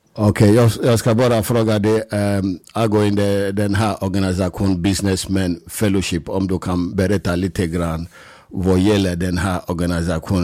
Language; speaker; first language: Swedish; non-native, fluent; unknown